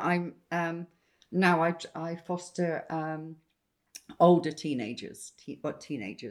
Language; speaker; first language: English; native; English